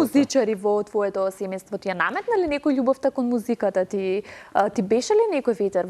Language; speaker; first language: Macedonian; native; Macedonian